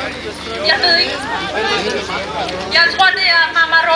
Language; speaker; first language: Danish; early bilingual, other home language; Persian